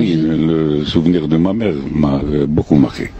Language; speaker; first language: French; non-native, local second language; Arabic